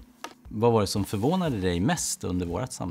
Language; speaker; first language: Swedish; native; Swedish